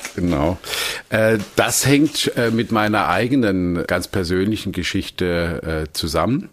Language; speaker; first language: German; native; German